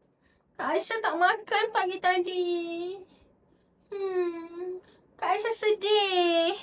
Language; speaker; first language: Malay; native; Malay